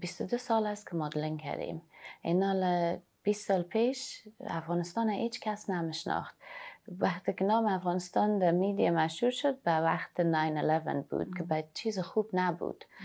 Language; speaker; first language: Persian; early bilingual, heritage; Persian